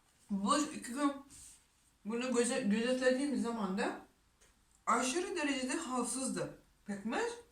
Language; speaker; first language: Turkish; non-native, fluent; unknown